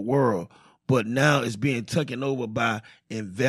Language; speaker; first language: English; native; English